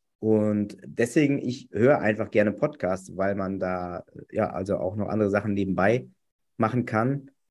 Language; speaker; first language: German; native; German